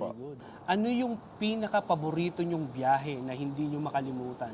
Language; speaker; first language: Filipino; native; Filipino